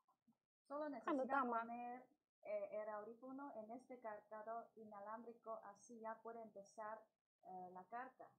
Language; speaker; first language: Spanish; non-native, learner; Chinese